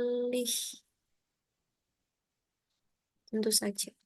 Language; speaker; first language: German; non-native, learner; Indonesian